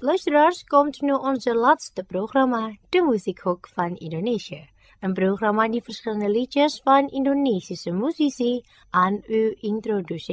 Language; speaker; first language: Dutch; non-native, learner; Indonesian